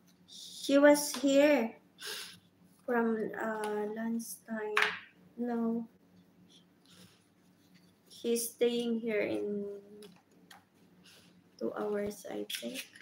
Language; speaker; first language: English; non-native, learner; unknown